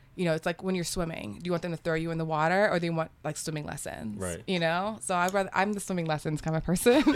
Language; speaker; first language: English; native; English